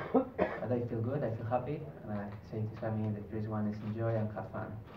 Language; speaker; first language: English; non-native, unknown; Spanish